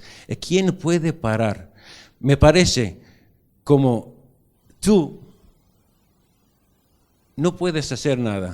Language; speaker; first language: Spanish; non-native, learner; Arabic